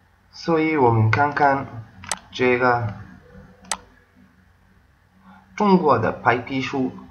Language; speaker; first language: Chinese; non-native, learner; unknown